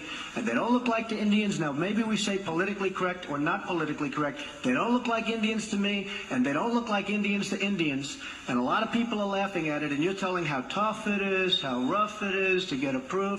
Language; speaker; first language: English; native; English